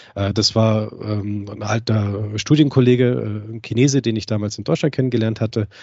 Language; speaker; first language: German; native; German